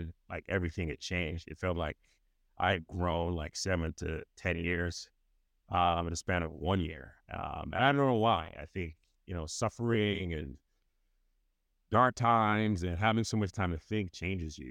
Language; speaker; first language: English; non-native, local second language; Yoruba